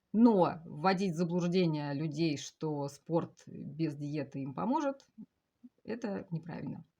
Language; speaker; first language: Russian; native; Russian